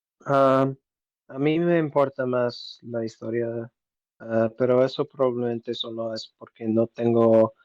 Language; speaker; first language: Spanish; non-native, learner; English